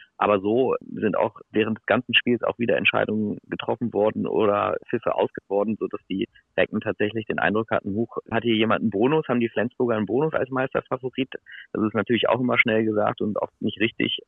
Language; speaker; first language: German; native; German